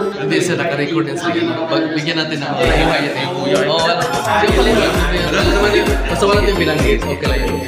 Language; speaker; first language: Filipino; native; Filipino